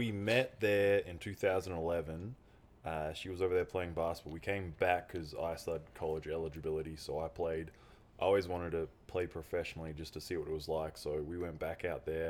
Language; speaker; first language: English; native; English